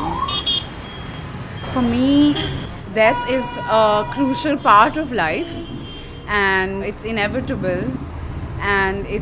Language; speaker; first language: English; non-native, local second language; Hindi